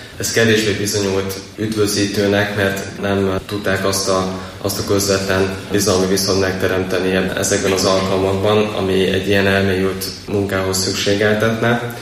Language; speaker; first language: Hungarian; native; Hungarian